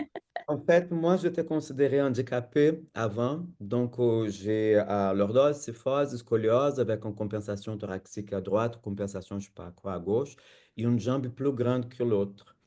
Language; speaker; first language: French; non-native, fluent; Portuguese